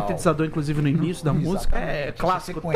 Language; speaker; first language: Portuguese; native; Portuguese